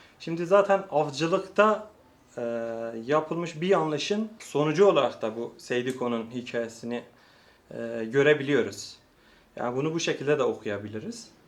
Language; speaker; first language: Turkish; non-native, local second language; Kurdish